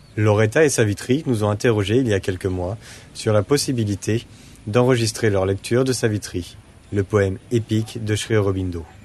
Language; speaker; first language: French; native; French